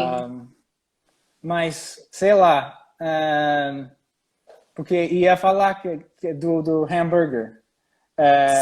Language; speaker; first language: Portuguese; non-native, fluent; English